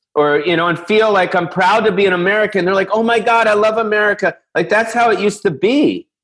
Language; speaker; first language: English; native; English